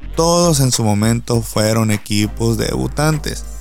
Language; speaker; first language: Spanish; native; Spanish